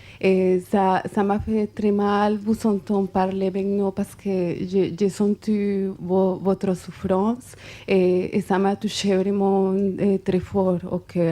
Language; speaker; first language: French; non-native, fluent; Spanish